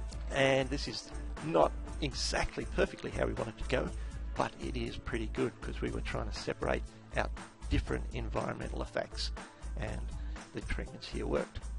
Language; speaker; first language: English; native; English